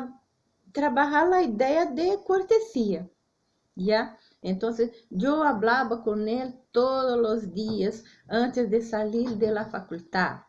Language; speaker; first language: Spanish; non-native, fluent; Portuguese